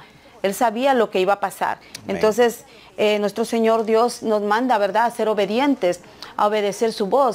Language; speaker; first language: Spanish; native; Spanish